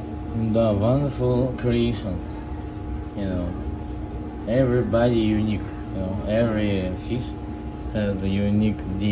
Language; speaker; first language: English; non-native, fluent; Russian